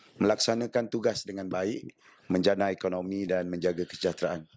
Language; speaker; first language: Malay; native; Malay